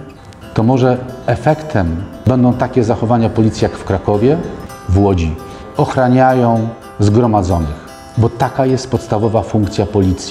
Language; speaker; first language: Polish; native; Polish